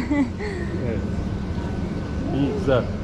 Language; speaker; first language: Turkish; non-native, learner; Persian